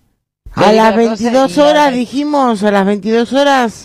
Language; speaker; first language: Spanish; native; Spanish